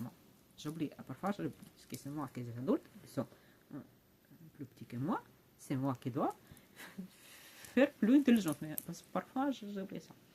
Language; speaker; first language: French; non-native, learner; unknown